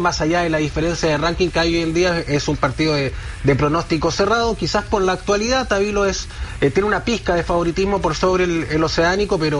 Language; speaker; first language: Spanish; native; Spanish